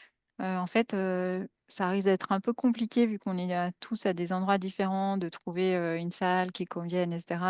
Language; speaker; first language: French; native; French